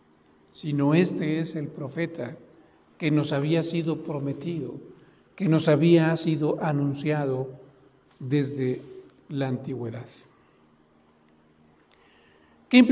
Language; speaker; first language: Spanish; native; Spanish